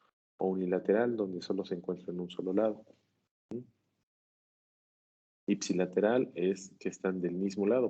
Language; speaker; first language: Spanish; native; Spanish